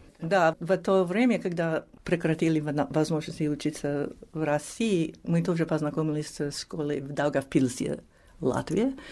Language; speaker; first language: Russian; non-native, fluent; English